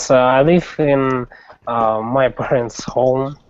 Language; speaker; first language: English; non-native, learner; Russian